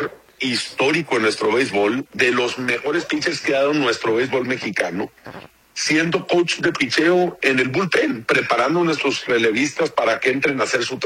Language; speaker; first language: Spanish; native; Spanish